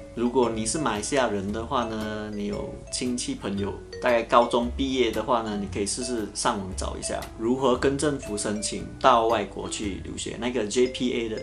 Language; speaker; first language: Chinese; native; Chinese